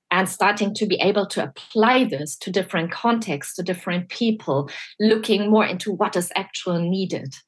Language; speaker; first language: English; non-native, fluent; German